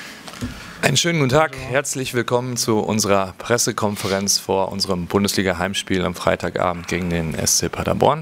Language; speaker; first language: German; native; German